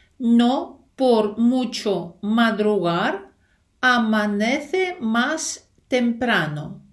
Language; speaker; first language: Spanish; non-native, fluent; Ukrainian